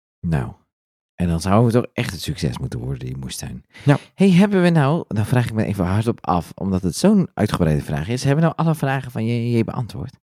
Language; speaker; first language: Dutch; native; Dutch